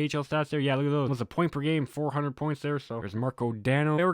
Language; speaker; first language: English; native; English